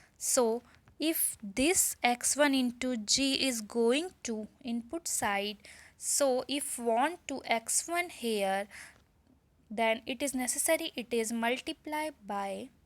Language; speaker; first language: English; non-native, local second language; Hindi